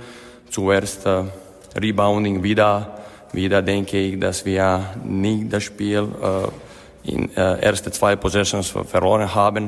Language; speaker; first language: German; non-native, fluent; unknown